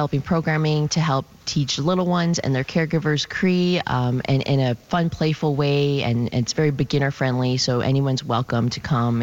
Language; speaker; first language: English; native; English